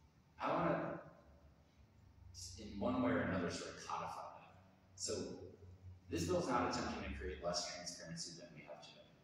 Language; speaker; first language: English; native; English